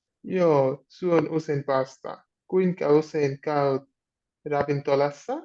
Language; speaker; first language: Finnish; non-native, learner; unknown